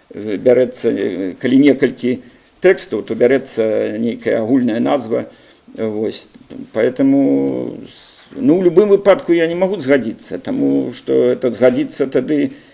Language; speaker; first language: Belarusian; native; Belarusian